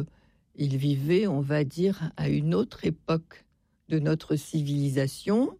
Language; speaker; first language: French; native; French